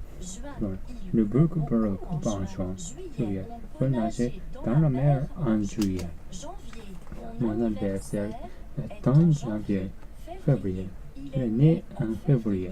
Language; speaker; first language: French; non-native, learner; Japanese